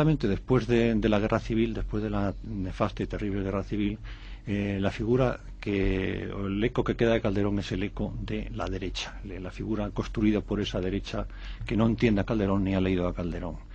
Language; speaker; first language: Spanish; native; Spanish